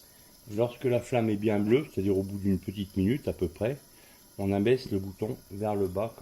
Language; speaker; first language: French; native; French